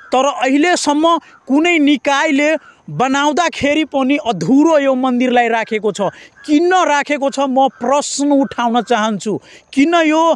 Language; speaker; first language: Nepali; non-native, local second language; Maithili